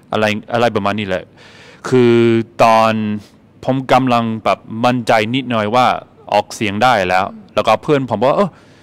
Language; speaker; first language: Thai; non-native, fluent; English